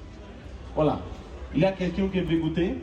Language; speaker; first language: French; non-native, learner; Italian